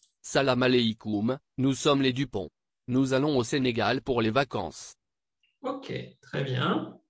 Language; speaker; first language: French; non-native, fluent; Spanish